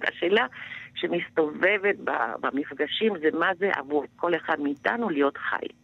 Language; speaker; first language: Hebrew; non-native, fluent; Spanish